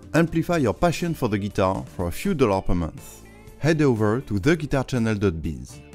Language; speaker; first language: English; non-native, fluent; French